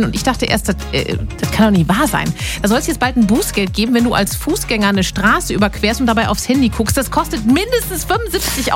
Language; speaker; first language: German; native; German